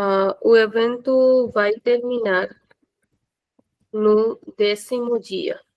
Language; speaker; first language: Portuguese; non-native, fluent; Hindi